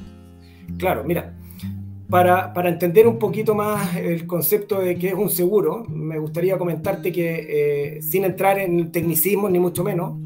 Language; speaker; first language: Spanish; native; Spanish